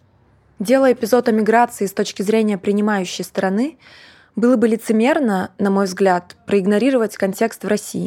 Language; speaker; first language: Russian; native; Russian